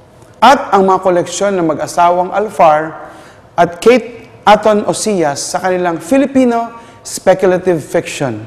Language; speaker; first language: Filipino; native; Filipino